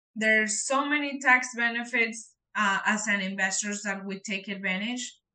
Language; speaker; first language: English; non-native, fluent; Spanish